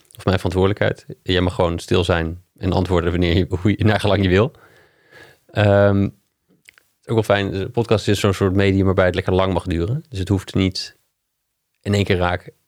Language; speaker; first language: Dutch; non-native, fluent; English